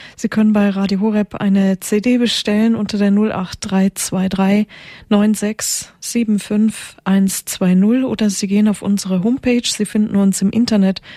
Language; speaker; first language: German; native; German